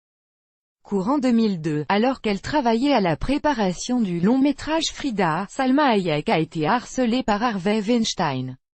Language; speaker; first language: French; native; French